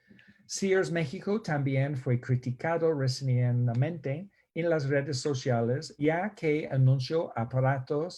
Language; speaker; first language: Spanish; non-native, fluent; English